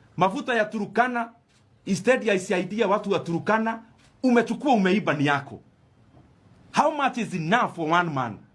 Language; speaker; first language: Swahili; non-native, local second language; Kikuyu